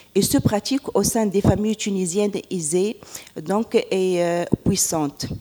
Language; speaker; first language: French; non-native, local second language; Arabic